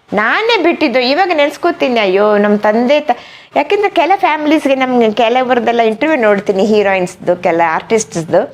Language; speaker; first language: Kannada; native; Kannada